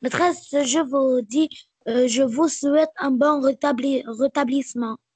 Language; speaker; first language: French; non-native, learner; Arabic